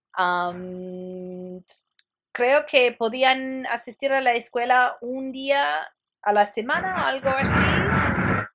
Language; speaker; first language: Spanish; non-native, fluent; English